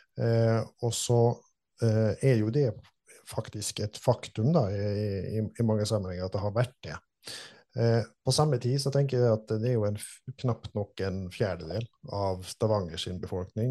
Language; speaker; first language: Norwegian; native; Norwegian